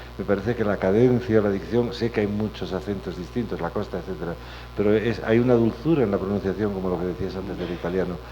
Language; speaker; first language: Spanish; native; Spanish